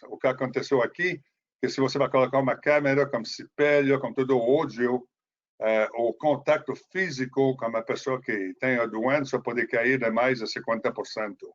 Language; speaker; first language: Portuguese; non-native, fluent; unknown